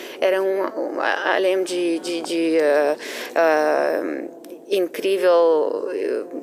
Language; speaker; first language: Portuguese; non-native, fluent; Russian